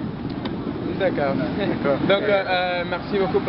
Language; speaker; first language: French; non-native, learner; Spanish